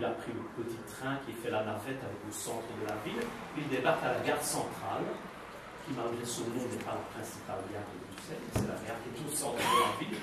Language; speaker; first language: French; native; French